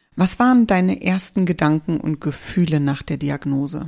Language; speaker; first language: German; native; German